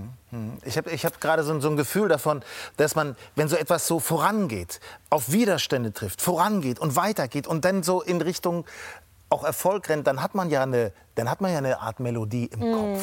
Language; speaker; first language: German; native; German